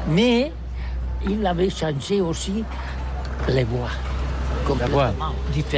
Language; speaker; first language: French; non-native, learner; Catalan